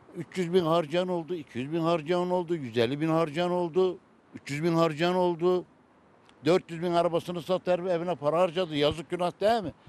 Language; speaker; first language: Turkish; native; Turkish